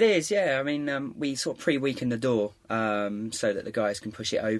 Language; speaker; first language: English; native; English